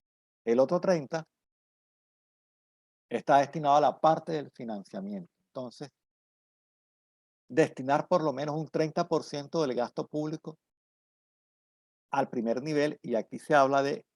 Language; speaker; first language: Spanish; native; Spanish